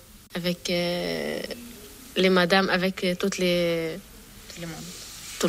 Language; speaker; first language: French; non-native, learner; Arabic